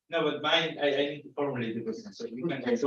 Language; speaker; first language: English; non-native, learner; Slovak